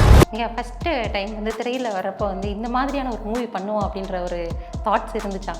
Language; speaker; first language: Tamil; native; Tamil